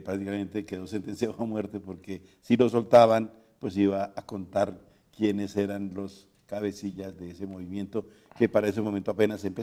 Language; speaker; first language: Spanish; native; Spanish